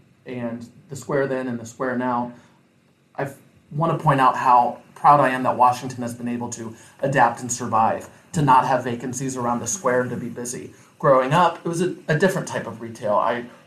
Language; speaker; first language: English; native; English